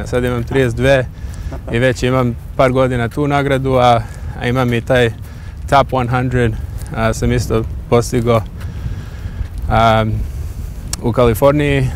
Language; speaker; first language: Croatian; early bilingual, heritage; English